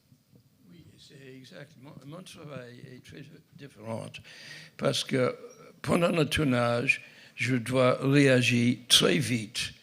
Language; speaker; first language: French; non-native, fluent; English